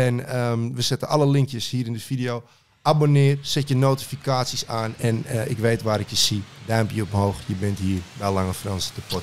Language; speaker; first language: Dutch; native; Dutch